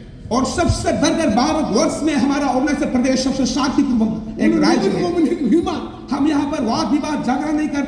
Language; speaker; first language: Hindi; non-native, local second language; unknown